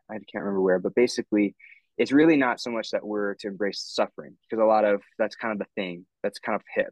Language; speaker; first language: English; native; English